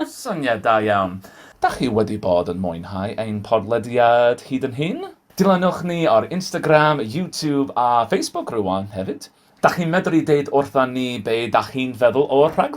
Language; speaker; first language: Welsh; non-native, learner; English